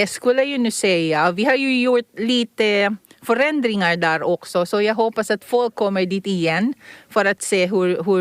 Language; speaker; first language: Swedish; non-native, fluent; Filipino